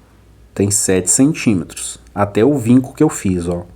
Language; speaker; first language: Portuguese; native; Portuguese